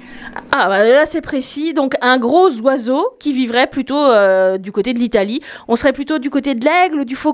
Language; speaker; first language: French; native; French